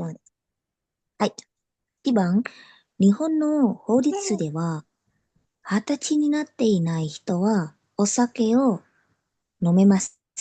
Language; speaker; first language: Japanese; non-native, learner; Indonesian